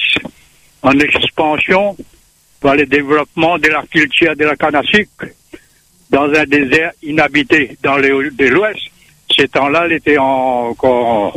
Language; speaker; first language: French; non-native, local second language; Réunion Creole French